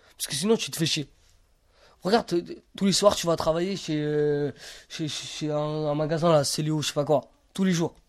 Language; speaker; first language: French; early bilingual, other home language; Romany